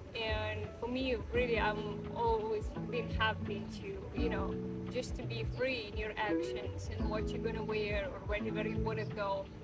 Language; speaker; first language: English; non-native, fluent; Russian